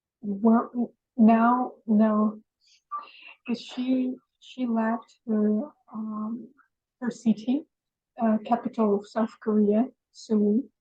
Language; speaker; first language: English; non-native, fluent; Russian